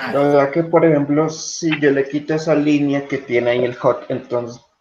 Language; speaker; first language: Spanish; native; Spanish